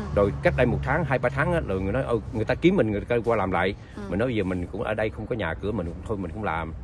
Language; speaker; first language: Vietnamese; native; Vietnamese